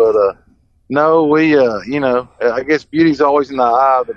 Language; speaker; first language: English; native; English